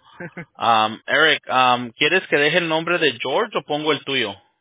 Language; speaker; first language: Spanish; early bilingual, heritage; Spanish